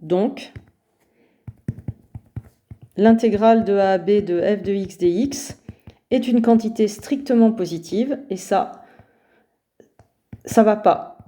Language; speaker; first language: French; native; French